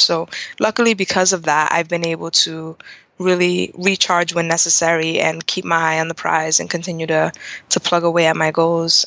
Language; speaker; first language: English; native; English